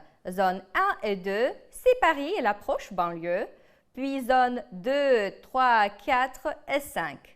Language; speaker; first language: French; non-native, fluent; Ukrainian